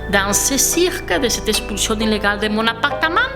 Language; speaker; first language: French; non-native, fluent; Spanish